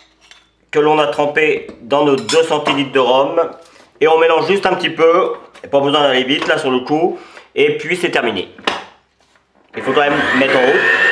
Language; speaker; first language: French; native; French